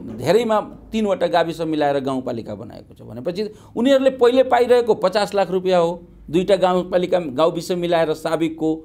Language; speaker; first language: Nepali; non-native, local second language; Maithili